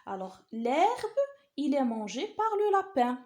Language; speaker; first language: French; non-native, local second language; Arabic